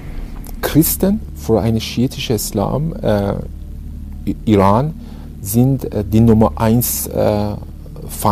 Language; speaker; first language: German; non-native, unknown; Persian